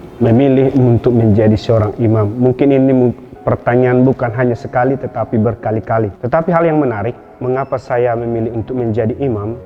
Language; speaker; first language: Indonesian; non-native, local second language; Batak Toba